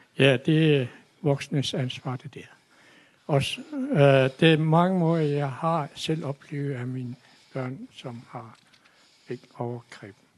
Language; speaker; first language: Danish; non-native, local second language; Kalaallisut